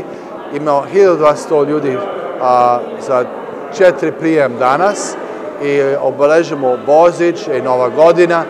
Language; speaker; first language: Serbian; early bilingual, heritage; English